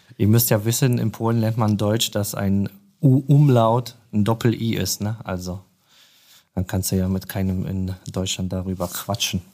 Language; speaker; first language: German; non-native, fluent; Polish